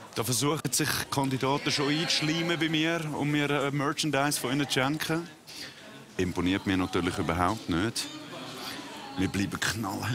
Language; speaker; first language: German; native; German